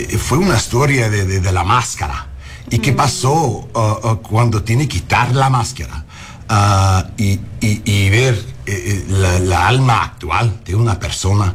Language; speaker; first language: Spanish; non-native, learner; English